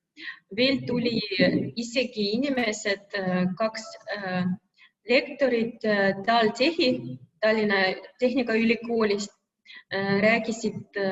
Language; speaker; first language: Estonian; non-native, local second language; Russian